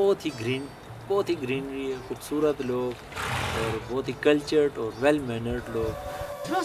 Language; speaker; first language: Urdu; non-native, local second language; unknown